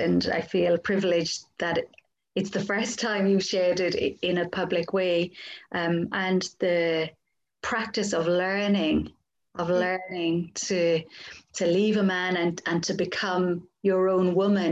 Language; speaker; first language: English; native; English